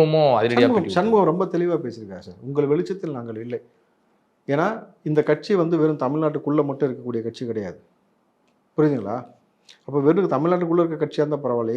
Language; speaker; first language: Tamil; native; Tamil